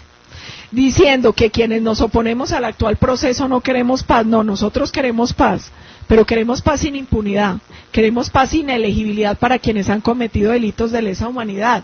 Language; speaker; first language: Spanish; native; Spanish